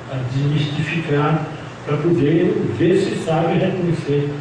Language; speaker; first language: Portuguese; native; Portuguese